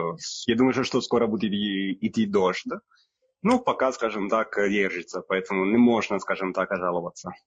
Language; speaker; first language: Russian; non-native, fluent; Italian